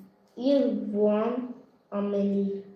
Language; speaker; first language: French; non-native, learner; Azerbaijani